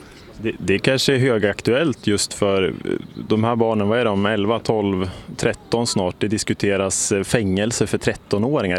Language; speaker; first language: Swedish; native; Swedish